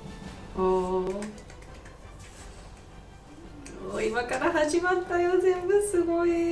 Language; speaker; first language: Japanese; non-native, learner; Georgian